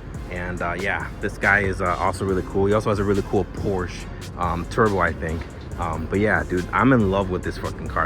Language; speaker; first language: English; native; English